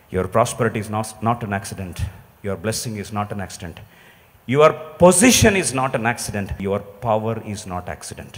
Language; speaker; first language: English; non-native, local second language; Telugu